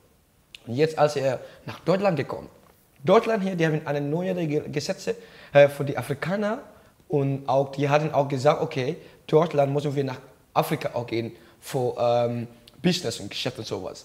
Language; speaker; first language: German; non-native, learner; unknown